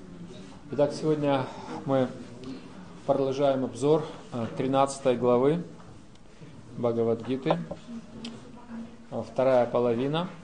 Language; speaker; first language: Russian; native; Russian